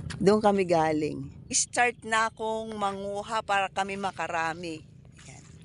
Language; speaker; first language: Filipino; non-native, local second language; Waray